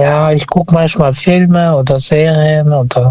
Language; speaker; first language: German; non-native, fluent; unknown